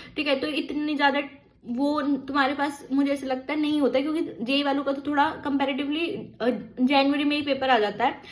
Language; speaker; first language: Hindi; native; Hindi